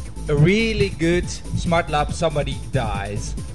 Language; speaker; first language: English; non-native, fluent; Dutch